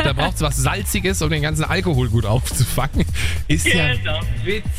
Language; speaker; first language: German; native; German